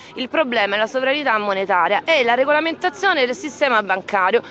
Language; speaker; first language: Italian; native; Italian